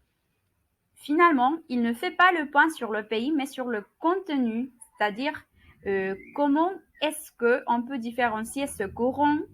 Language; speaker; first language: French; non-native, learner; Spanish